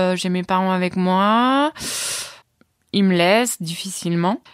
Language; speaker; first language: French; native; French